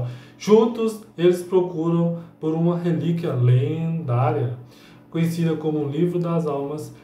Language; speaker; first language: Portuguese; native; Portuguese